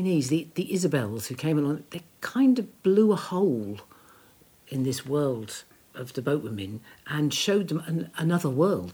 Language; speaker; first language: English; native; English